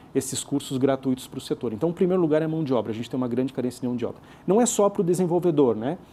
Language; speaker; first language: Portuguese; native; Portuguese